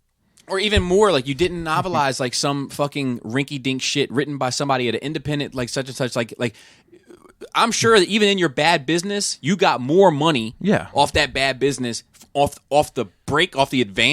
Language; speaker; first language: English; native; English